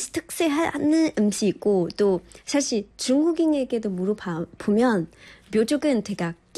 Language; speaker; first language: Korean; non-native, fluent; Chinese